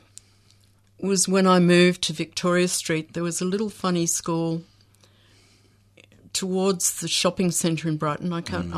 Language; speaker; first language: English; native; English